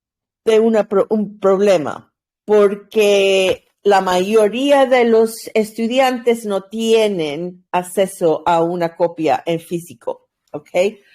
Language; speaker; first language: Spanish; non-native, learner; English